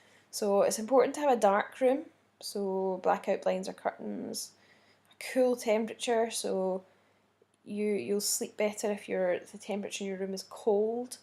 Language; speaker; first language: English; native; English